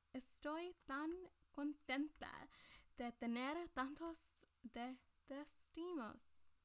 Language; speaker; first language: Spanish; non-native, learner; English